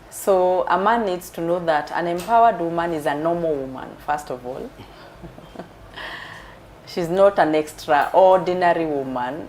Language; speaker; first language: English; non-native, local second language; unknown